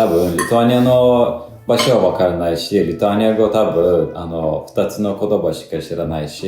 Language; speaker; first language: Japanese; non-native, fluent; Lithuanian